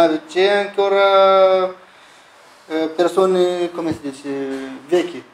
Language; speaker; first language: Italian; non-native, learner; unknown